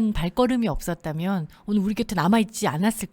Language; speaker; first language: Korean; native; Korean